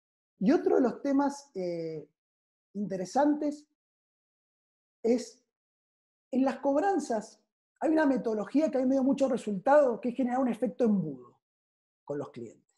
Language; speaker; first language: Spanish; native; Spanish